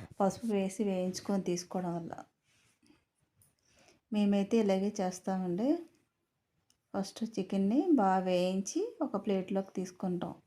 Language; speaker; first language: Telugu; native; Telugu